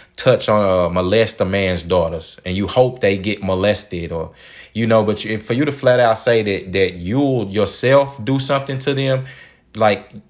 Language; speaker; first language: English; native; English